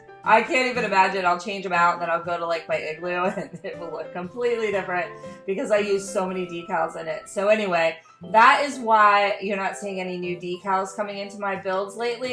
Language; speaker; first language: English; native; English